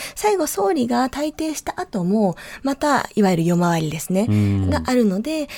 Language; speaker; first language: Japanese; native; Japanese